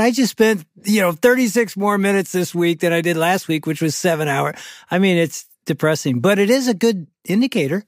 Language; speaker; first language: English; native; English